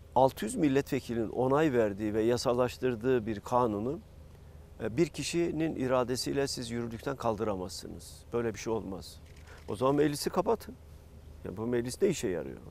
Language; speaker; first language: Turkish; native; Turkish